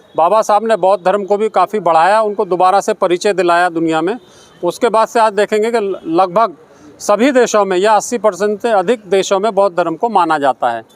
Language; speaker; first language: Hindi; native; Hindi